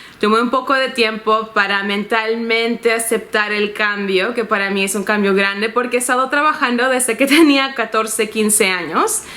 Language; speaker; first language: Spanish; early bilingual, heritage; Spanish